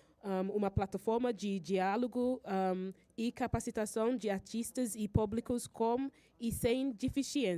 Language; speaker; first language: Portuguese; non-native, fluent; English